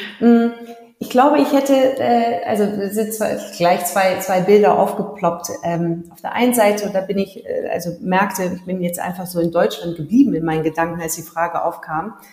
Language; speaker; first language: German; early bilingual, heritage; German